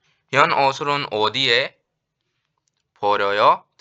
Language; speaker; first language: Korean; non-native, fluent; Urdu